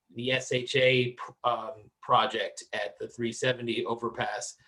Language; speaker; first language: English; native; English